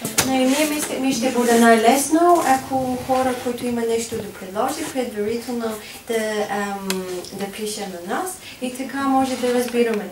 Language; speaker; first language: Bulgarian; non-native, learner; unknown